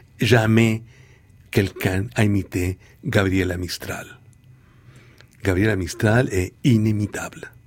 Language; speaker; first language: French; non-native, fluent; Spanish